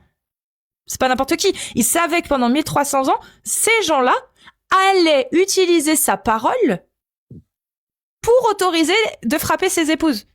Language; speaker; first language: French; native; French